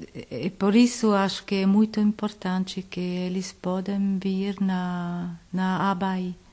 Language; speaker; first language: Portuguese; non-native, learner; Italian